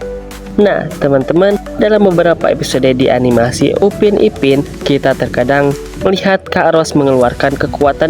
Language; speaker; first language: Indonesian; native; Indonesian